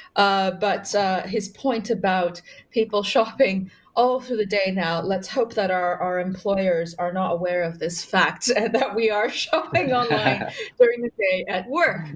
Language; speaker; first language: English; native; English